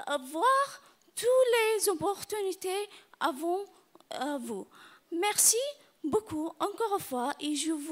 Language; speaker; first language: French; non-native, learner; Arabic